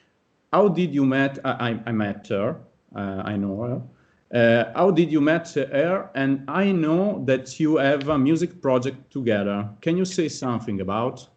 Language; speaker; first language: English; non-native, fluent; Italian